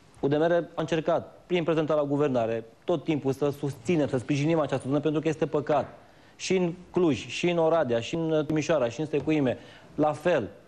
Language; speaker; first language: Romanian; non-native, local second language; Hungarian